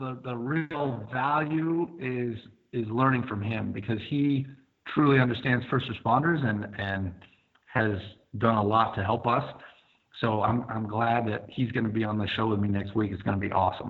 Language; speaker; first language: English; native; English